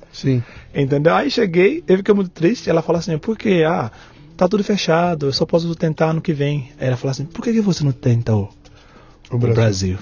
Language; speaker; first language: Portuguese; non-native, fluent; Yoruba